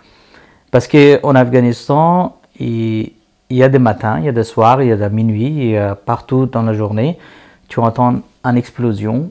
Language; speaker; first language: French; non-native, learner; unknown